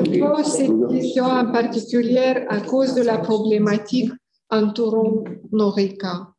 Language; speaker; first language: French; non-native, fluent; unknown